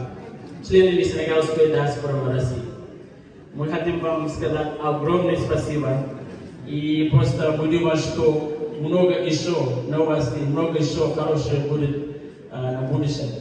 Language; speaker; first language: Russian; non-native, learner; Wolof